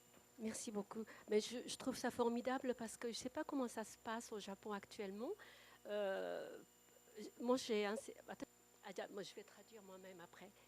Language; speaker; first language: French; non-native, fluent; Japanese